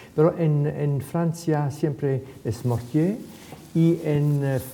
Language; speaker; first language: Spanish; non-native, fluent; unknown